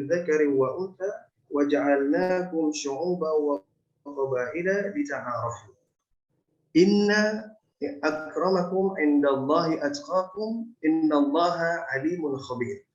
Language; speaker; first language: Arabic; non-native, fluent; Indonesian